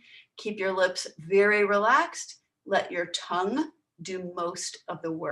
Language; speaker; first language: English; native; English